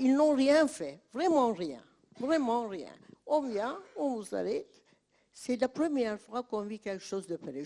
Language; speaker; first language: French; non-native, fluent; Turkish